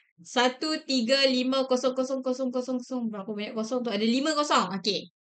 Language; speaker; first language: Malay; native; Malay